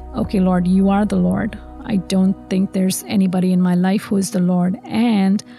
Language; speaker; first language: English; non-native, local second language; Tamil